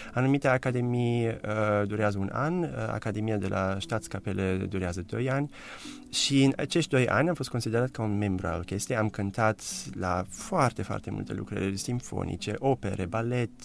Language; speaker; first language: Romanian; early bilingual, heritage; Romanian